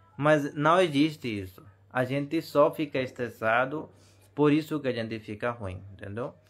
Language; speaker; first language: Portuguese; non-native, learner; Hindi